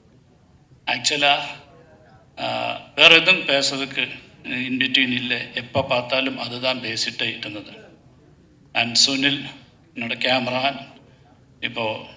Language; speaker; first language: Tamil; non-native, learner; Malayalam